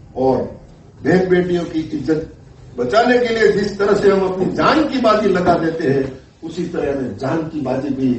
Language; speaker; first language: Hindi; non-native, local second language; Gujarati